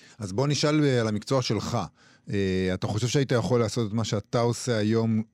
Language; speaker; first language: Hebrew; native; Hebrew